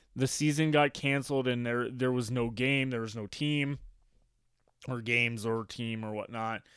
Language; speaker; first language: English; native; English